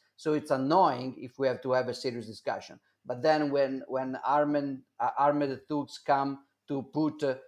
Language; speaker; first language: English; non-native, fluent; Italian